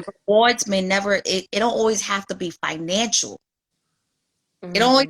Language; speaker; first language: English; native; English